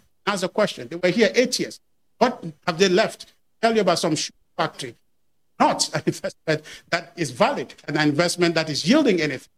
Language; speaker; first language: English; non-native, local second language; Akan